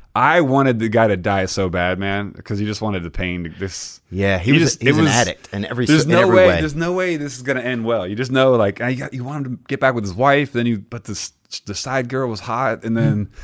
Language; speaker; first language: English; native; English